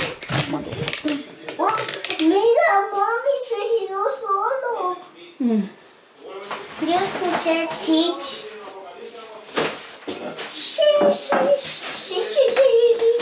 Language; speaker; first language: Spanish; early bilingual, other home language; Haitian Creole